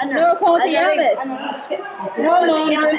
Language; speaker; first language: Spanish; non-native, learner; English